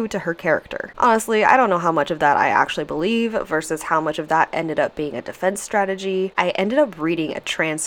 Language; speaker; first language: English; native; English